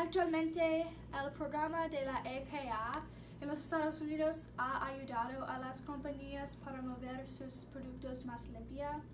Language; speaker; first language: Spanish; non-native, learner; English